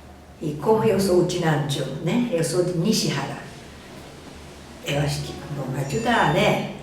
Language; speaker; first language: Portuguese; non-native, fluent; Japanese